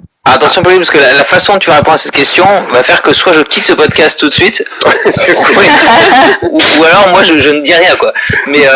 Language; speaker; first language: French; native; French